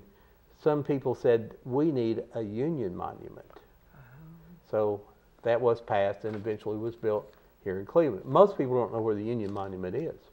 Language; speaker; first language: English; native; English